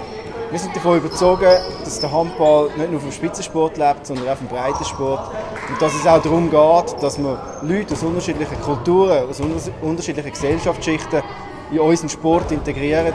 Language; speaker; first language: German; native; German